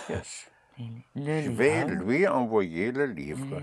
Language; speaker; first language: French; non-native, fluent; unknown